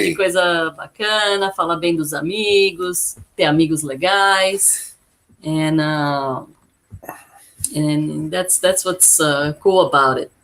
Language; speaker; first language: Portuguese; non-native, learner; English